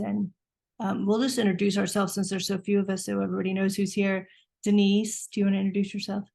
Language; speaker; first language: English; native; English